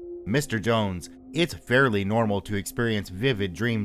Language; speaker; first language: English; native; English